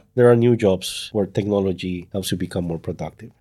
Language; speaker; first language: English; non-native, fluent; Spanish